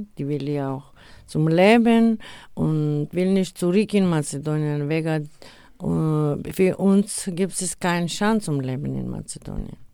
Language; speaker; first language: German; non-native, learner; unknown